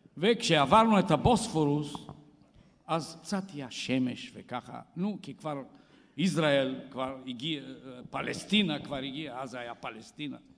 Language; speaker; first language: Hebrew; non-native, fluent; Bulgarian